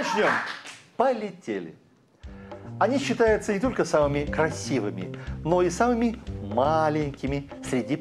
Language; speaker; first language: Russian; native; Russian